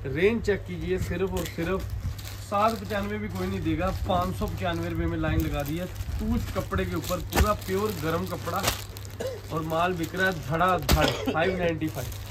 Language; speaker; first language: Hindi; non-native, local second language; Punjabi